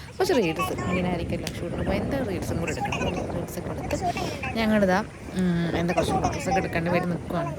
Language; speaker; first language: Malayalam; native; Malayalam